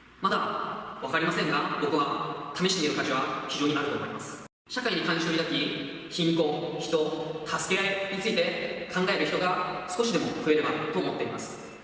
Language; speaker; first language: Japanese; native; Japanese